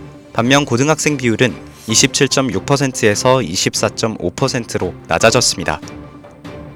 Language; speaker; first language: Korean; native; Korean